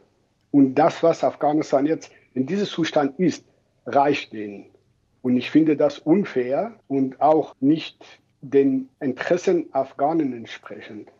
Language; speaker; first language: German; non-native, fluent; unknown